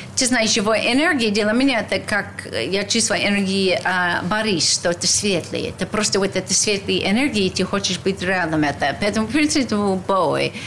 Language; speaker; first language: Russian; non-native, learner; English